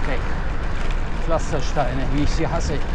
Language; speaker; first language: German; native; German